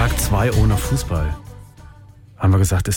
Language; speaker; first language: German; native; German